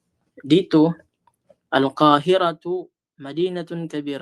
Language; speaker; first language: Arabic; non-native, fluent; Filipino